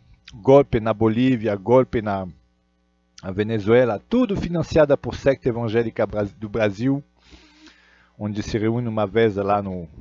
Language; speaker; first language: Portuguese; non-native, fluent; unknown